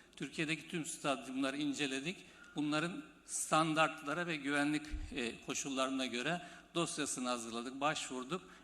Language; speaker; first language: Turkish; native; Turkish